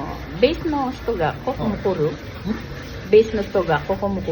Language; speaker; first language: Japanese; non-native, learner; Filipino